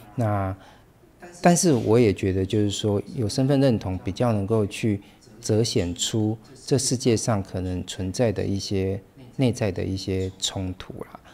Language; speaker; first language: Chinese; native; Chinese